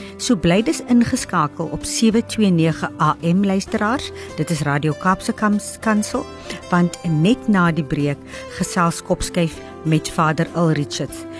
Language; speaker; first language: Afrikaans; native; Afrikaans